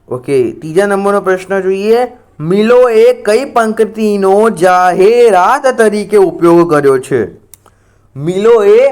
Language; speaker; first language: Gujarati; non-native, local second language; Marathi